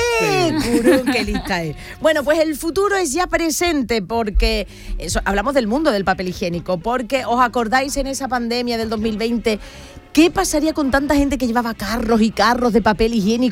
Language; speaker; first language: Spanish; native; Spanish